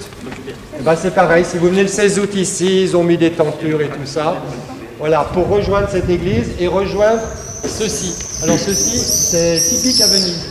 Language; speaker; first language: French; native; French